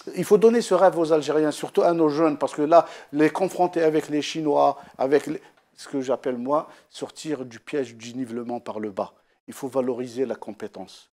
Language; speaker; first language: French; non-native, local second language; Arabic